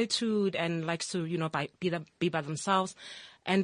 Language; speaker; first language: English; non-native, local second language; Tswana